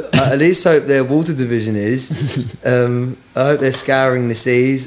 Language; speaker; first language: English; native; English